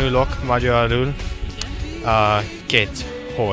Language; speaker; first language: Hungarian; non-native, learner; English